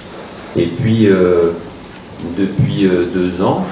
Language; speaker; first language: French; native; French